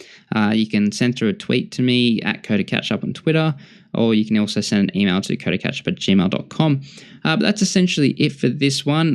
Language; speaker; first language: English; native; English